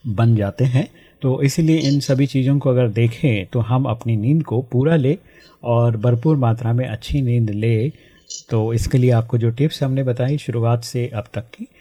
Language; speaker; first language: Hindi; native; Hindi